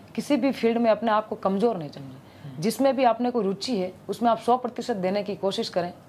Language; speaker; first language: Hindi; native; Hindi